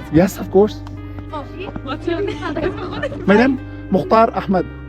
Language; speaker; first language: English; non-native, learner; Urdu